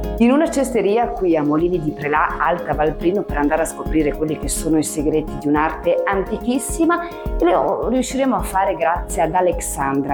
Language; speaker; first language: Italian; native; Italian